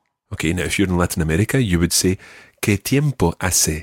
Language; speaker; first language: Spanish; non-native, fluent; English